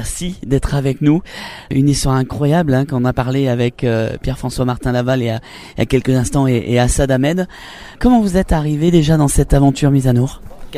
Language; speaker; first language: French; native; French